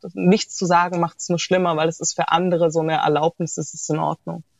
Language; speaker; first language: German; native; German